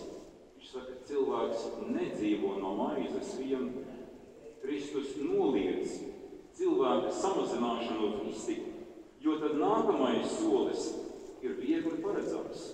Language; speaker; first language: Latvian; native; Latvian